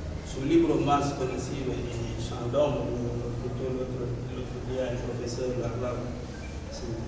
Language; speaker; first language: Spanish; non-native, learner; Wolof